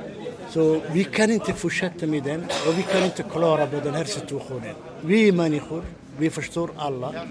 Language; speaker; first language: Swedish; non-native, learner; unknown